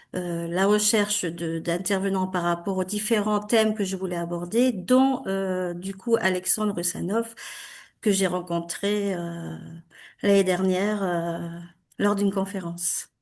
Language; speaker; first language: French; native; French